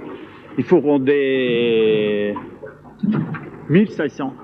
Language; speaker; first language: French; non-native, local second language; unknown